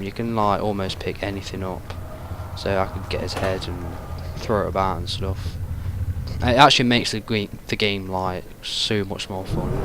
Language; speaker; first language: English; native; English